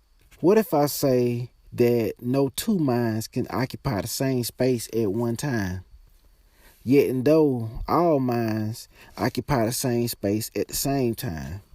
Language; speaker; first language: English; native; English